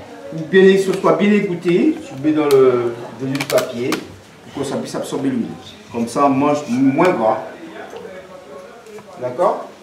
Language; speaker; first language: French; native; French